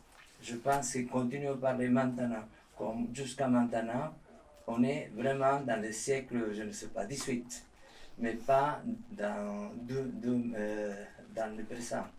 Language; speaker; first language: French; non-native, learner; Spanish